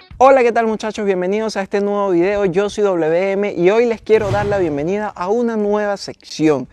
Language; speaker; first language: Spanish; native; Spanish